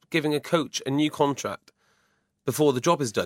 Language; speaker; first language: English; native; English